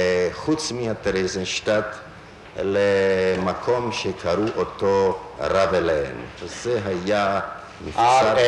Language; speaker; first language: Hebrew; non-native, fluent; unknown